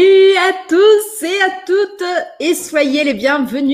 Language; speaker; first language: French; non-native, fluent; Portuguese